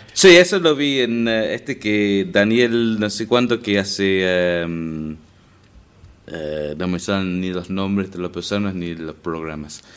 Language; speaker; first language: Spanish; non-native, fluent; English